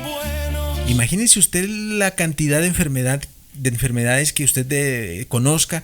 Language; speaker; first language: Spanish; native; Spanish